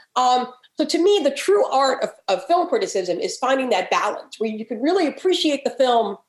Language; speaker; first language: English; native; English